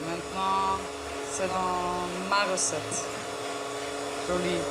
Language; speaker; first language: French; non-native, learner; German